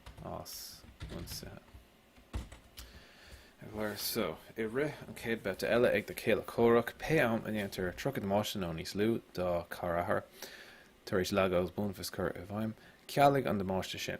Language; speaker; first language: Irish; non-native, local second language; English